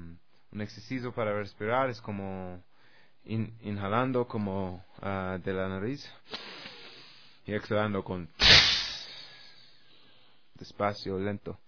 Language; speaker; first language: Spanish; non-native, learner; English